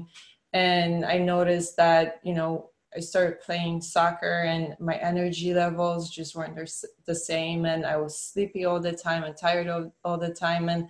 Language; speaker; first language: English; non-native, fluent; Polish